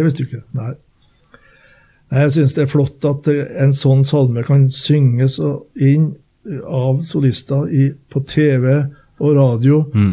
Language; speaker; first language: Norwegian; native; Norwegian